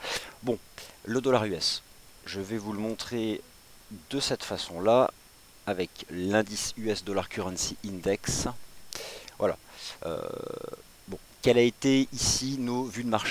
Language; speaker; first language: French; native; French